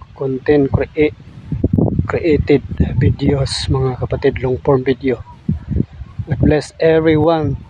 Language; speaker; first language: Filipino; non-native, local second language; Cebuano